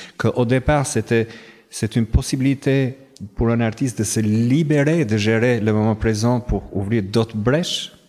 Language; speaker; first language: French; non-native, fluent; Albanian